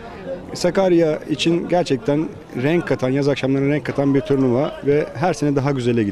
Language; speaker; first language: Turkish; native; Turkish